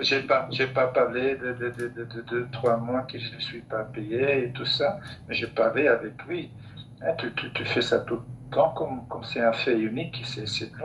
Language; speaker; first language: French; non-native, local second language; Dutch